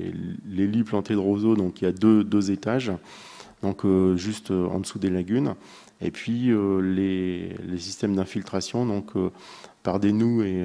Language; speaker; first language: French; native; French